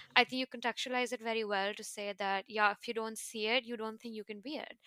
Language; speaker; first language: English; non-native, local second language; Hindi